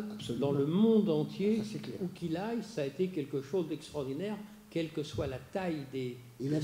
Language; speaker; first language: French; native; French